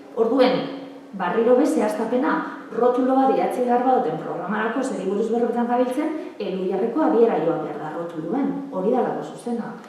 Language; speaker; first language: Basque; native; Basque